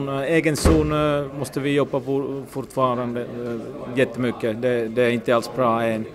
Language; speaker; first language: Swedish; non-native, fluent; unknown